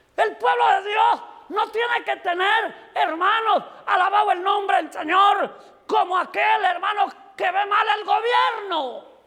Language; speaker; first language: Spanish; native; Spanish